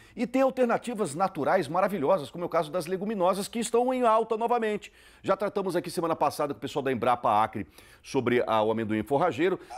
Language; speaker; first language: Portuguese; native; Portuguese